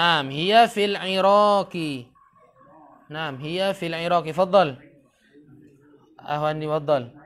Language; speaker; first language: Arabic; non-native, fluent; Indonesian